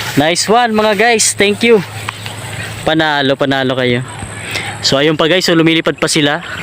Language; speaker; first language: Filipino; non-native, local second language; Bikol